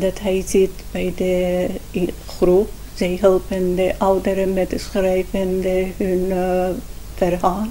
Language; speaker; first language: Dutch; non-native, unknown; Persian